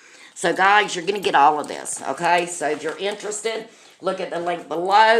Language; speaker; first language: English; native; English